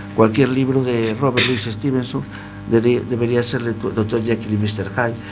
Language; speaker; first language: Spanish; non-native, local second language; Galician